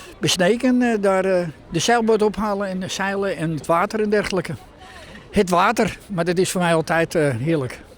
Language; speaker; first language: Dutch; native; Dutch